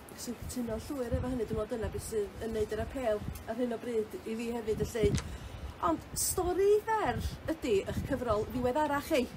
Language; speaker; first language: Welsh; native; Welsh